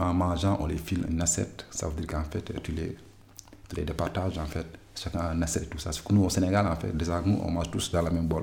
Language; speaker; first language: French; non-native, local second language; Wolof